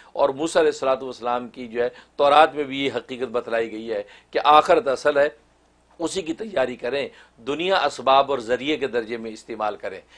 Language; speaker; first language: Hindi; non-native, local second language; Kashmiri